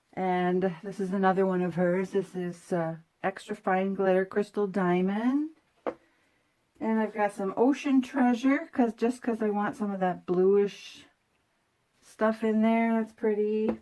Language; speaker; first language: English; native; English